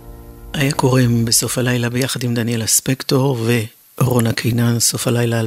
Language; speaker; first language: Hebrew; native; Hebrew